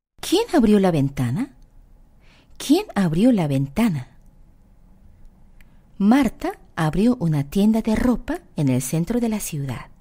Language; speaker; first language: Spanish; non-native, fluent; Korean